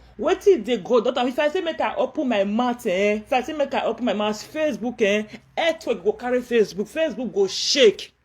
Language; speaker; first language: Nigerian Pidgin; non-native, local second language; Yoruba